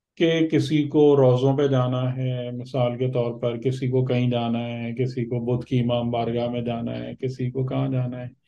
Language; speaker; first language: Urdu; native; Urdu